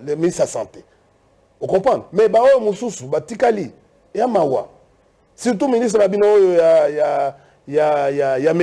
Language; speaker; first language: French; non-native, local second language; Lingala